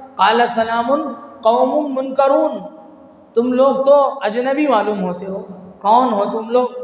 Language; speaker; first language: Urdu; native; Urdu